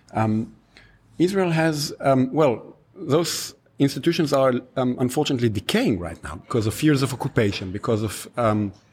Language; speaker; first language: English; non-native, fluent; Hebrew